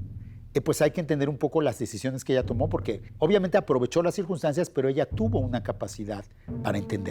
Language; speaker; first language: Spanish; native; Spanish